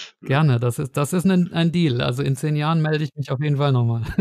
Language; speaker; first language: German; native; German